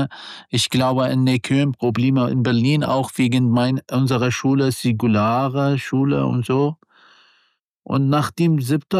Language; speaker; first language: German; non-native, learner; Arabic